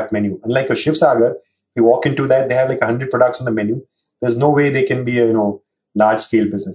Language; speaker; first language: English; non-native, local second language; Hindi